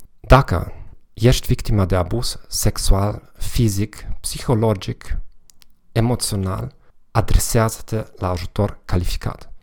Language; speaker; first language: Romanian; non-native, fluent; German